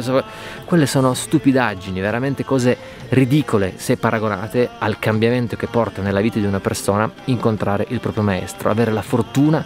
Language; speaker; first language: Italian; native; Italian